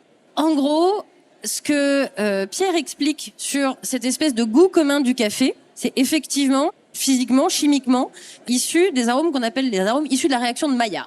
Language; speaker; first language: French; native; French